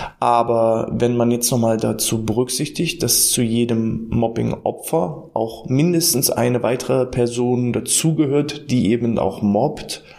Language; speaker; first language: German; native; German